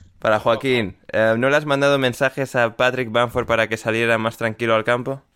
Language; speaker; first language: Spanish; native; Spanish